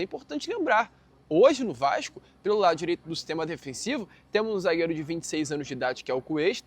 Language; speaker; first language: Portuguese; native; Portuguese